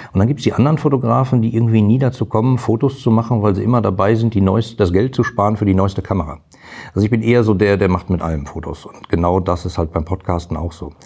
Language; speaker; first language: German; native; German